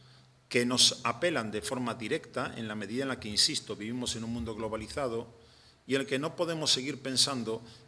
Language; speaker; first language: Spanish; native; Spanish